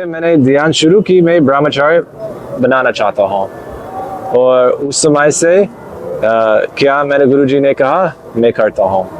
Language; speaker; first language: Hindi; non-native, learner; English